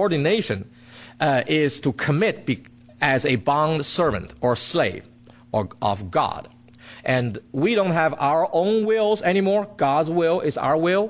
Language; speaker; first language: English; non-native, fluent; Chinese